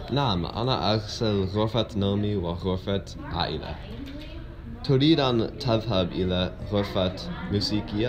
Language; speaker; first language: Arabic; non-native, learner; English